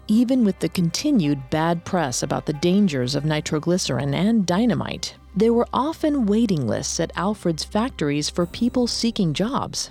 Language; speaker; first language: English; native; English